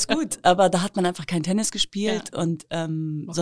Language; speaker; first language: German; native; German